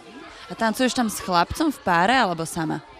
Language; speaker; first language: Slovak; native; Slovak